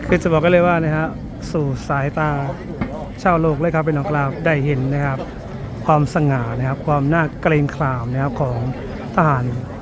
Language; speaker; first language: Thai; native; Thai